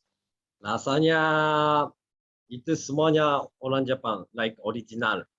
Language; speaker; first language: Indonesian; non-native, learner; Japanese